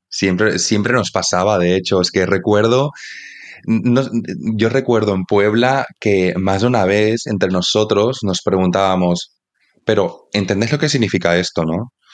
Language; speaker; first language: Spanish; native; Spanish